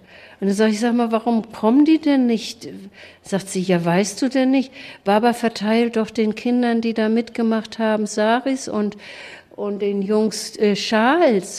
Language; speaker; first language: German; native; German